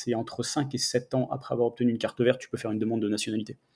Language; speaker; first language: French; native; French